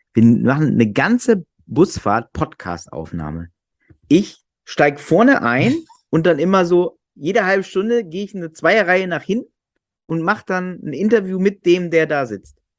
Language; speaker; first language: German; native; German